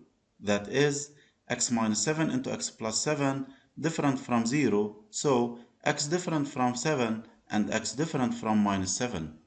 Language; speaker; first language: English; non-native, local second language; Arabic